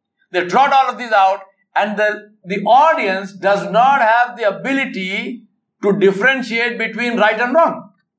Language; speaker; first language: English; non-native, local second language; Urdu